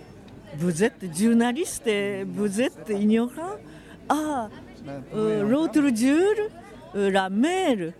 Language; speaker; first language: French; non-native, fluent; Japanese